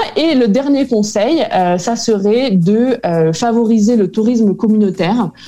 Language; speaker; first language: French; native; French